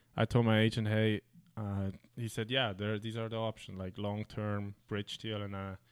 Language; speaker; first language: English; non-native, fluent; German